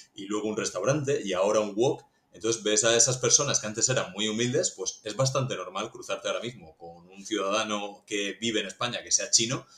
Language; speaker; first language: Spanish; native; Spanish